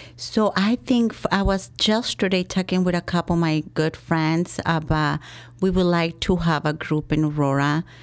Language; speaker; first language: English; non-native, fluent; Spanish